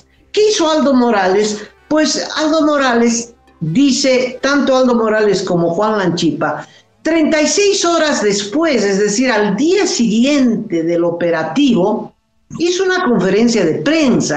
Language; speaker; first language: Spanish; native; Spanish